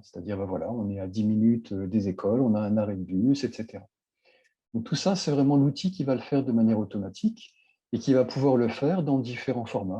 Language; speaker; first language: French; native; French